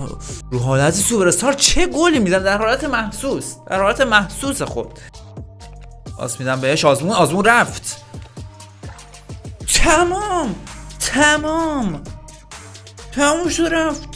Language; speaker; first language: Persian; native; Persian